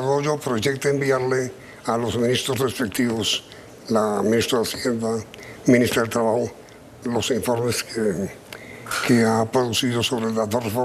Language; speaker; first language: Spanish; native; Spanish